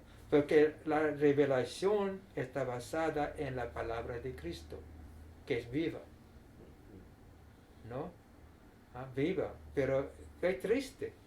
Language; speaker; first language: Spanish; non-native, fluent; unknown